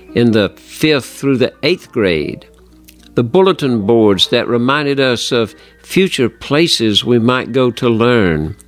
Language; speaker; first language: English; native; English